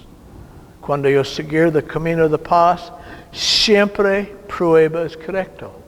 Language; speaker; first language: Spanish; non-native, learner; English